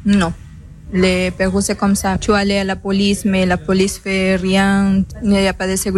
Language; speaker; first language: French; non-native, learner; Spanish